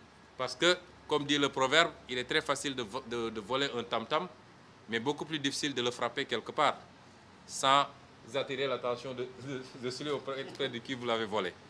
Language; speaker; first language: French; non-native, local second language; Wolof